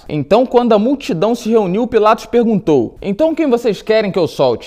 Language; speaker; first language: Portuguese; native; Portuguese